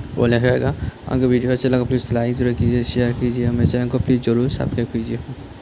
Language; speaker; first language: Hindi; non-native, local second language; Bangla